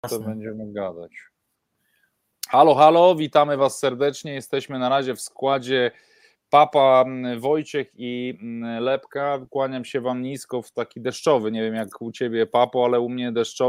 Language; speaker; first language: Polish; native; Polish